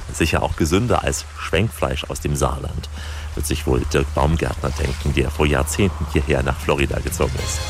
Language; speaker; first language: German; native; German